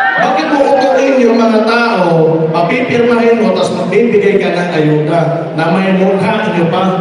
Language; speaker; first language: Filipino; non-native, local second language; Cebuano